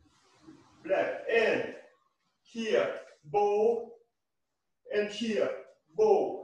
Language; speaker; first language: English; non-native, learner; Russian